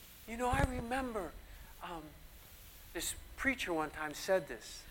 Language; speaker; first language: English; native; English